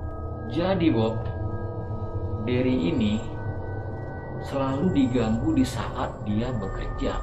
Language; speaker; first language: Indonesian; native; Indonesian